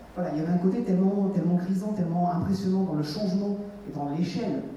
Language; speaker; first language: French; native; French